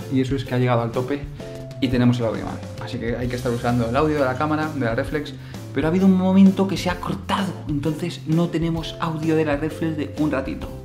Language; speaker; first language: Spanish; native; Spanish